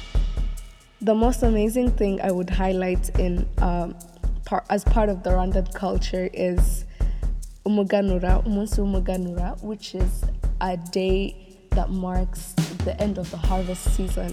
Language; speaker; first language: English; non-native, local second language; Kinyarwanda